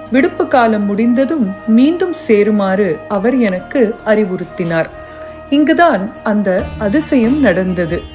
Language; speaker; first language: Tamil; early bilingual, heritage; Tamil